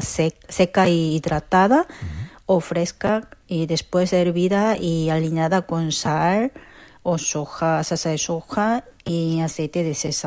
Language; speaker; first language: Spanish; non-native, fluent; Korean